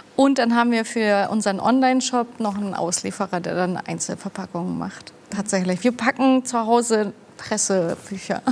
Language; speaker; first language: German; early bilingual, other home language; Turkish